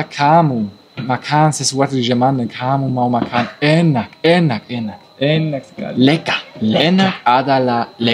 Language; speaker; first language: Indonesian; non-native, learner; German